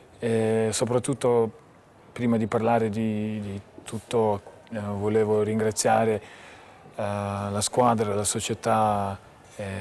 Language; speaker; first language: Italian; non-native, learner; Lithuanian